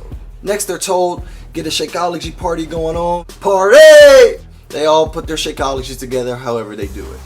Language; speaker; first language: English; native; English